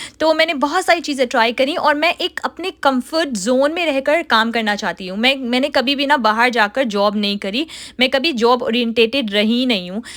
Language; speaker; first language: Urdu; native; Urdu